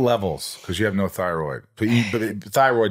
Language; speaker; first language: English; native; English